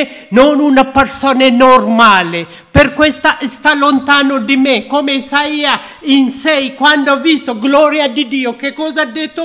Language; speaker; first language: Italian; non-native, learner; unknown